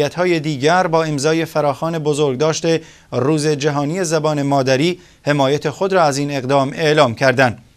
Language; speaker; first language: Persian; non-native, local second language; Central Kurdish